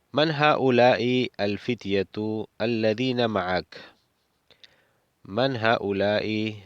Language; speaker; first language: Arabic; non-native, fluent; Spanish